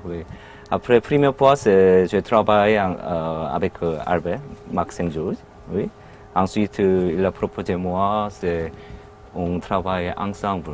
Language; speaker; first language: French; non-native, learner; Korean